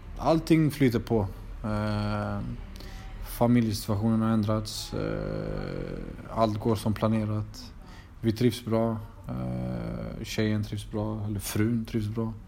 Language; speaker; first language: Swedish; early bilingual, other home language; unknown